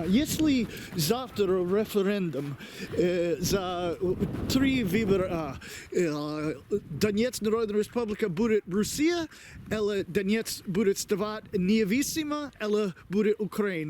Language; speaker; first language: Russian; non-native, learner; English